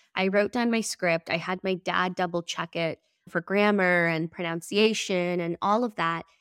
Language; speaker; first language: English; early bilingual, other home language; Spanish